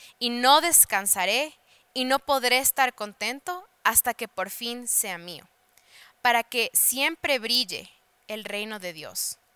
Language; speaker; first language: Spanish; early bilingual, heritage; Spanish